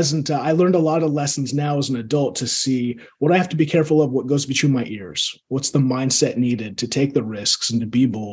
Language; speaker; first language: English; native; English